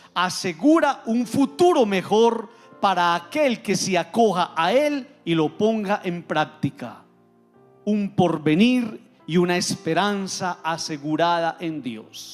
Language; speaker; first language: Spanish; native; Spanish